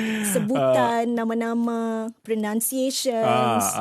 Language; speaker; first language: Malay; native; Malay